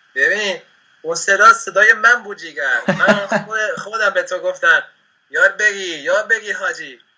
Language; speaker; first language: Persian; non-native, fluent; Spanish